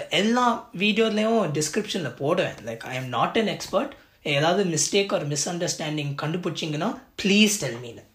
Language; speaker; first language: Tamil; early bilingual, heritage; Tamil